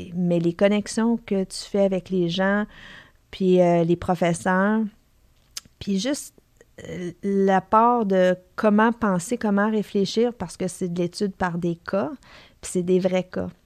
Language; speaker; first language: French; native; French